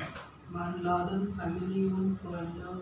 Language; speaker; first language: German; non-native, learner; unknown